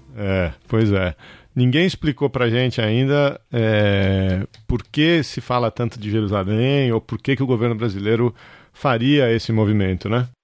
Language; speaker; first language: Portuguese; native; Portuguese